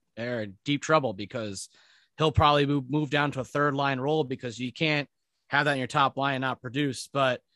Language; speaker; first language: English; native; English